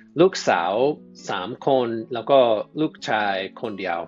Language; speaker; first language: Thai; non-native, fluent; English